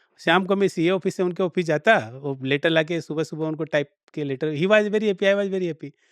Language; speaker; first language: Hindi; native; Hindi